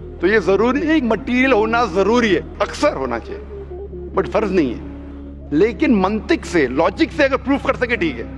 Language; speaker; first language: Hindi; non-native, local second language; Konkani